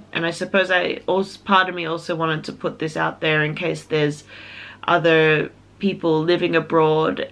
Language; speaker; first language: English; native; English